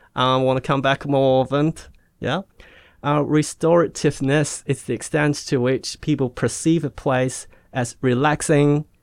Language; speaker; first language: English; non-native, local second language; Cantonese